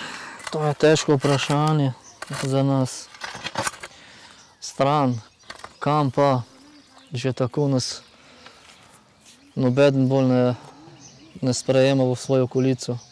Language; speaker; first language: Slovenian; non-native, local second language; Romany